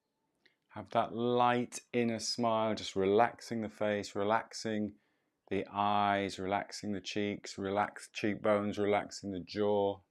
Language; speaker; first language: English; native; English